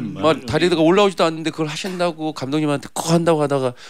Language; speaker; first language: Korean; native; Korean